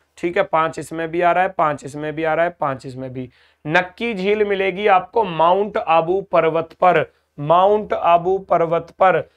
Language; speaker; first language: Hindi; native; Hindi